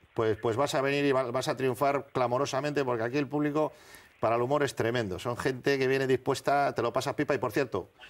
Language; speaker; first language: Spanish; native; Spanish